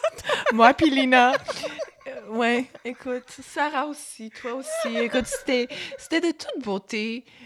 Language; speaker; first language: French; native; French